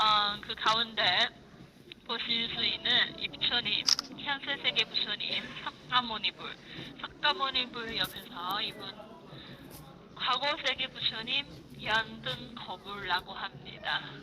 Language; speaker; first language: Korean; non-native, fluent; Chinese